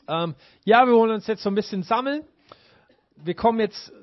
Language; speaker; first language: German; non-native, fluent; English